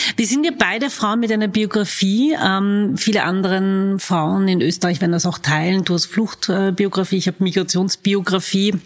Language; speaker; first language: German; native; German